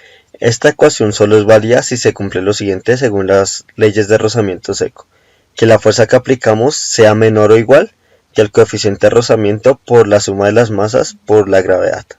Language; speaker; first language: Spanish; native; Spanish